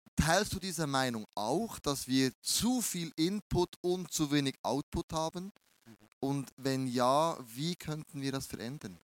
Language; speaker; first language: German; native; German